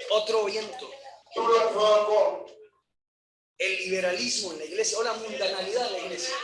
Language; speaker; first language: Spanish; native; Spanish